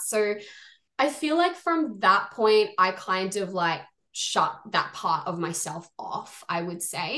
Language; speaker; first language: English; native; English